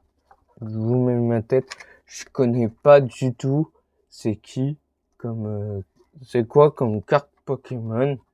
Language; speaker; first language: French; native; French